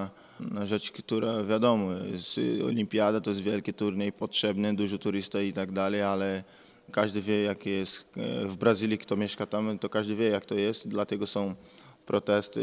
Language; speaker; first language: Polish; non-native, learner; Portuguese